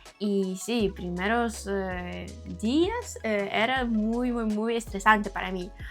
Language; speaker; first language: Spanish; non-native, fluent; Ukrainian